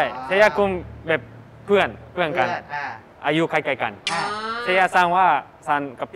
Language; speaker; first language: Thai; non-native, learner; Japanese